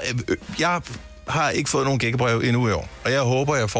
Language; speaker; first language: Danish; native; Danish